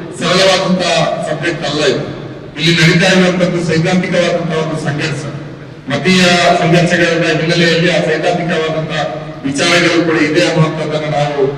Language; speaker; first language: Kannada; non-native, local second language; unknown